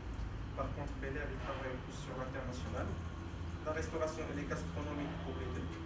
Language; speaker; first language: French; non-native, local second language; Arabic